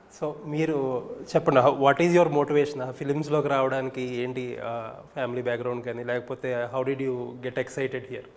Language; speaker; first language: Telugu; native; Telugu